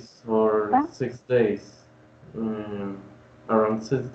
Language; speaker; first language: English; non-native, learner; Spanish